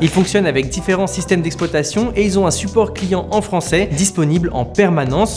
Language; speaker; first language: French; native; French